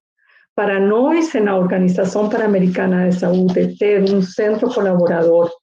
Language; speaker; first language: Portuguese; non-native, learner; Spanish